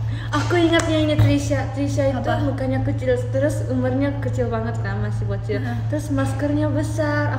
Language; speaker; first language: Indonesian; early bilingual, heritage; Japanese